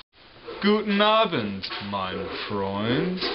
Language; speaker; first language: German; non-native, learner; English